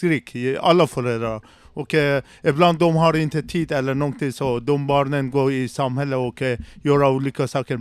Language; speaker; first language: Swedish; non-native, learner; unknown